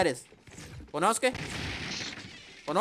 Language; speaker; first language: Spanish; non-native, learner; Portuguese